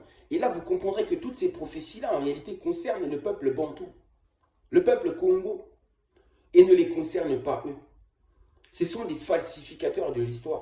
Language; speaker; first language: French; non-native, local second language; Kongo